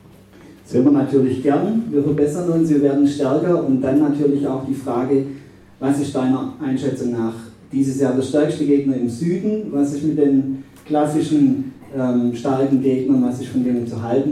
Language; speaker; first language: German; native; German